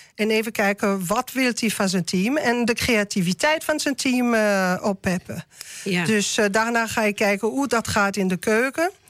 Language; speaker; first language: Dutch; non-native, learner; French